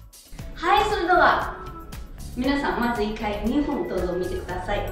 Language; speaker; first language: Japanese; non-native, fluent; Chinese